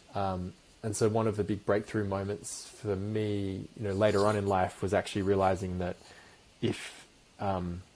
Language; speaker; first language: English; native; English